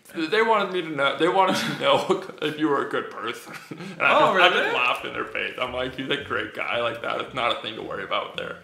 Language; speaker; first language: English; native; English